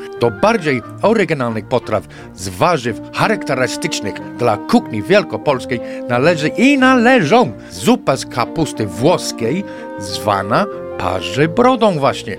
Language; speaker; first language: Polish; non-native, fluent; English